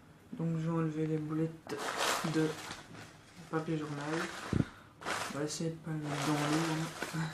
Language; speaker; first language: French; native; French